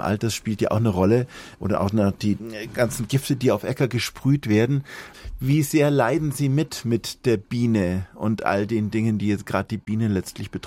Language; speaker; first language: German; native; German